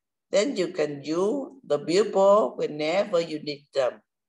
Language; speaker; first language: English; non-native, learner; Vietnamese